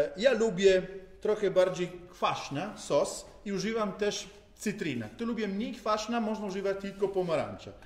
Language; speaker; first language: Polish; non-native, learner; Italian